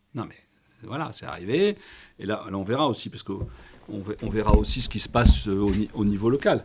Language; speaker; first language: French; native; French